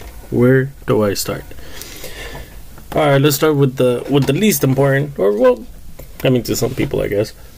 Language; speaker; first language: English; early bilingual, other home language; Spanish